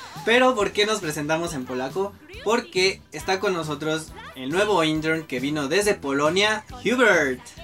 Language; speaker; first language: Spanish; native; Spanish